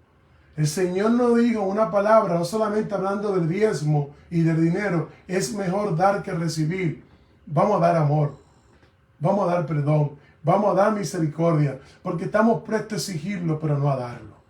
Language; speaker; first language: Spanish; native; Spanish